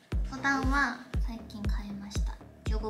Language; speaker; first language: Japanese; non-native, fluent; Korean